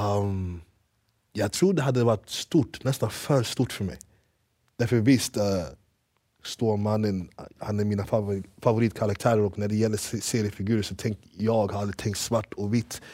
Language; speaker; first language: Swedish; early bilingual, other home language; English